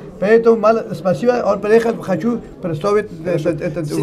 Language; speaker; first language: Russian; non-native, learner; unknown